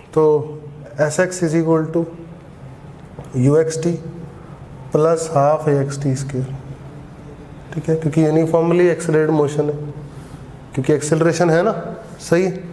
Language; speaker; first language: Hindi; native; Hindi